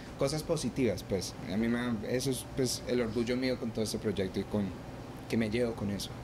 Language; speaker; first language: Spanish; early bilingual, heritage; Spanish